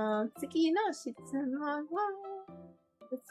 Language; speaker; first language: Japanese; non-native, learner; English